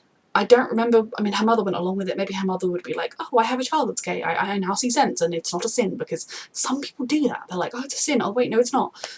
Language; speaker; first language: English; native; English